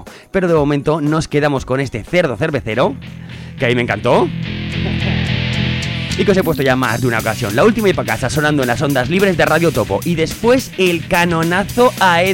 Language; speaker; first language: Spanish; native; Spanish